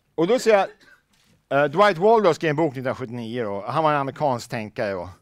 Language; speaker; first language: Swedish; native; Swedish